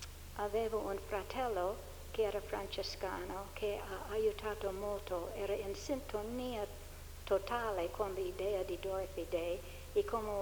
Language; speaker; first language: Italian; non-native, fluent; English